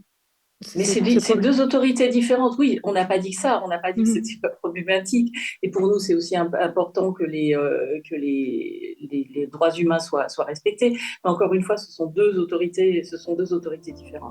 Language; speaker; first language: French; native; French